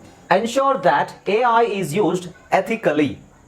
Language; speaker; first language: English; non-native, local second language; Kannada